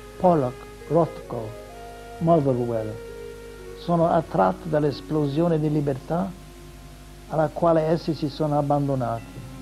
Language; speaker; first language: Italian; non-native, fluent; English